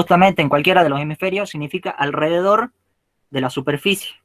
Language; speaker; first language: Spanish; native; Spanish